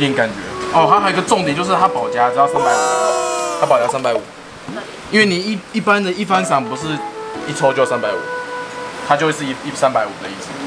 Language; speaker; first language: Chinese; native; Chinese